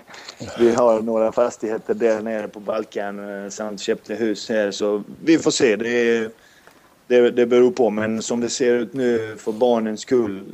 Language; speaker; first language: Swedish; non-native, fluent; Serbian